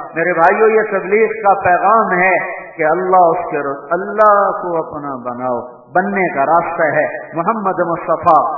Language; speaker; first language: Urdu; non-native, local second language; Punjabi